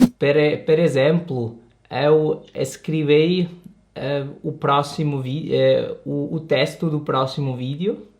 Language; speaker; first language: Portuguese; non-native, learner; Spanish